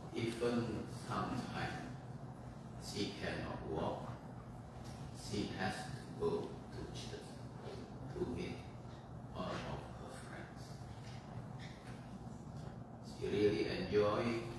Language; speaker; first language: English; non-native, fluent; Indonesian